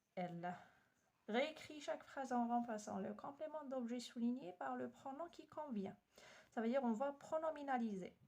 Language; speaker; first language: French; non-native, local second language; Arabic